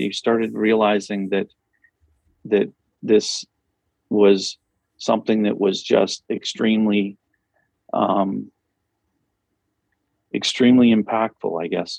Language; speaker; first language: English; native; English